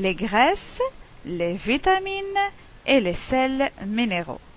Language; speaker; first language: French; non-native, local second language; Arabic